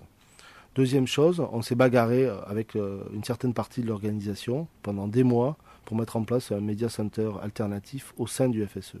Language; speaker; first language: French; native; French